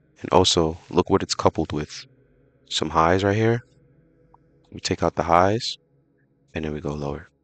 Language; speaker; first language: English; native; English